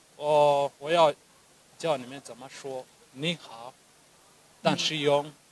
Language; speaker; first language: Chinese; non-native, learner; Kinyarwanda